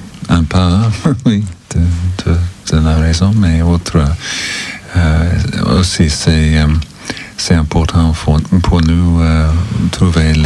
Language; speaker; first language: French; non-native, fluent; English